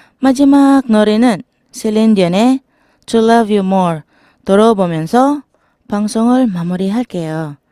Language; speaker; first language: Korean; non-native, learner; Filipino